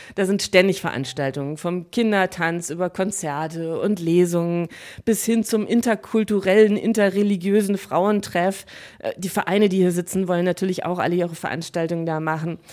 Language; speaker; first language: German; native; German